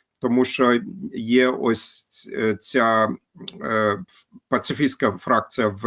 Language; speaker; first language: Ukrainian; non-native, fluent; German